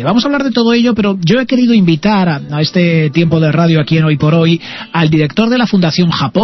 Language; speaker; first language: Spanish; native; Spanish